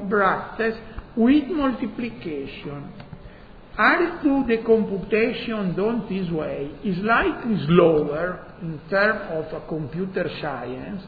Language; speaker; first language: English; non-native, fluent; Italian